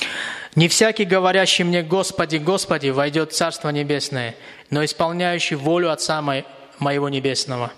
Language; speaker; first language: Russian; native; Russian